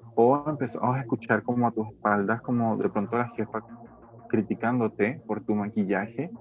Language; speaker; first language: Spanish; native; Spanish